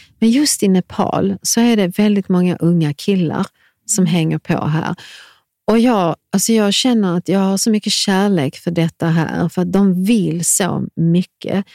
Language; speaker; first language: Swedish; early bilingual, other home language; Serbian